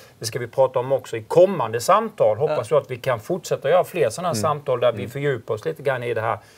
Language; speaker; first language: Swedish; native; Swedish